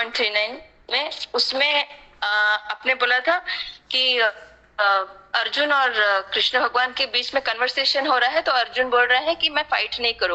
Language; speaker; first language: Hindi; native; Hindi